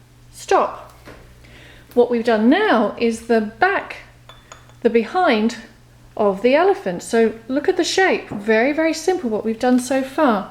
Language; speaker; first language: English; native; English